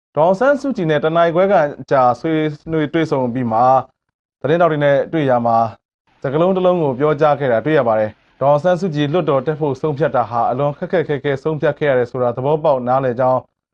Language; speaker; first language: Burmese; native; Burmese